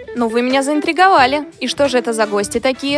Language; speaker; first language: Russian; native; Russian